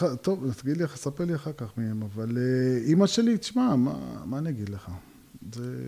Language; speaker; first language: Hebrew; early bilingual, other home language; Georgian